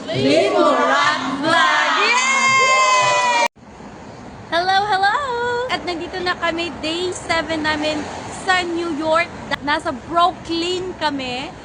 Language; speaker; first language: Filipino; non-native, local second language; Cebuano